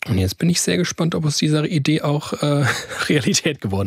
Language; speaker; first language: German; native; German